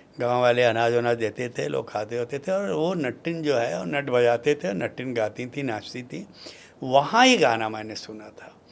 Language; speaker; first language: Hindi; non-native, local second language; Bhojpuri